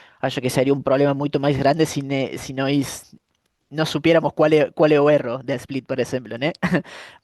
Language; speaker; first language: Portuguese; non-native, fluent; Spanish